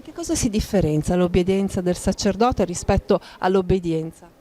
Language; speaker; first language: Italian; native; Italian